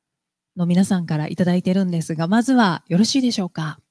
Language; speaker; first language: Japanese; native; Japanese